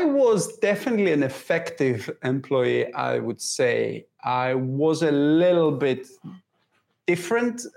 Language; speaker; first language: English; non-native, fluent; Greek